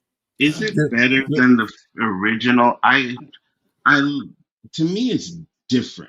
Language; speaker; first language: English; native; English